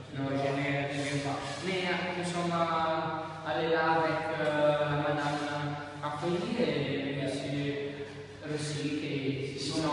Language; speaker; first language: French; non-native, learner; Italian